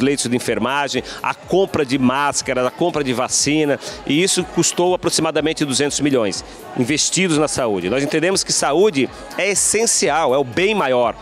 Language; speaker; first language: Portuguese; native; Portuguese